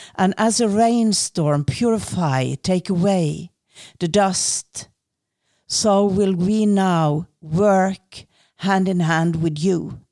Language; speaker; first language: English; non-native, fluent; Norwegian